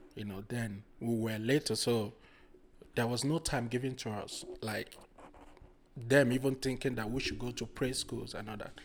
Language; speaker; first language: English; non-native, local second language; Igbo